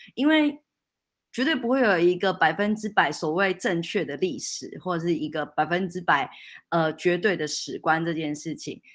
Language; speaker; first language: Chinese; native; Chinese